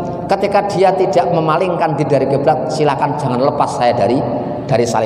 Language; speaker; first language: Indonesian; native; Indonesian